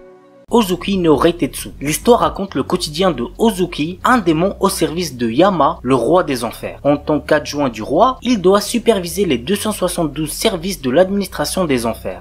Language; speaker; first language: French; native; French